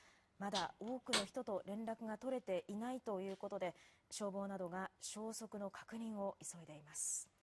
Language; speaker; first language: Japanese; native; Japanese